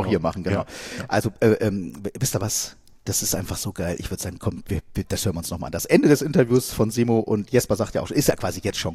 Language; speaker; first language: German; native; German